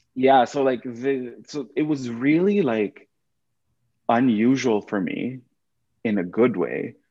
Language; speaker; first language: English; non-native, local second language; Filipino